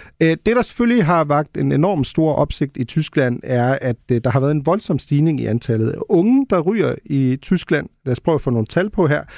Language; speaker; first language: Danish; early bilingual, heritage; Danish